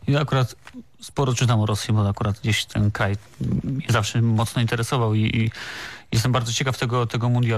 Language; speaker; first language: Polish; native; Polish